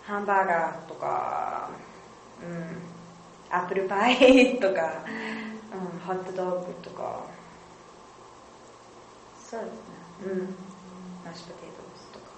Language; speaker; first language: Japanese; non-native, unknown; English